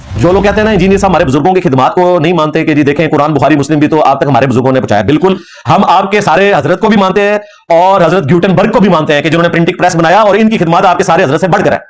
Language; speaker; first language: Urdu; non-native, local second language; Punjabi